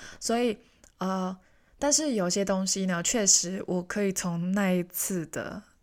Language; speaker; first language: Chinese; non-native, local second language; Cantonese